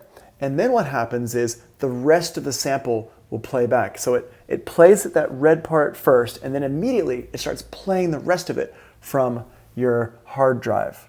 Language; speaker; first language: English; native; English